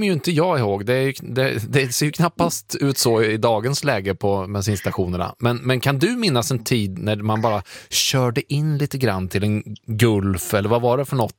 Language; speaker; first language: Swedish; native; Swedish